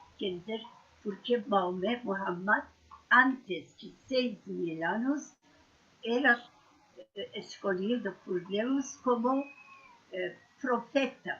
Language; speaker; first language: Portuguese; non-native, fluent; Persian